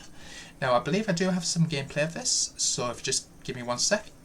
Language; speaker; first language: English; native; English